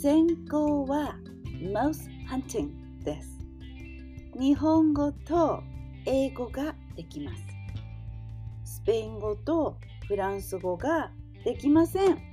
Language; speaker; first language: Japanese; non-native, learner; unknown